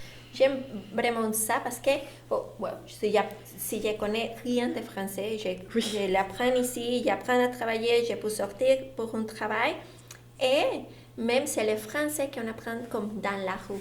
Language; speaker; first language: French; non-native, learner; Spanish